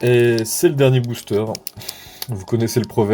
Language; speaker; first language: French; native; French